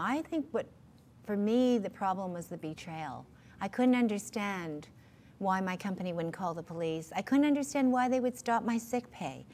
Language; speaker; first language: English; native; English